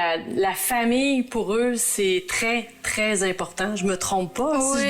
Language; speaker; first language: French; native; French